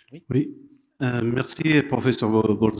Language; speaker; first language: French; non-native, local second language; Arabic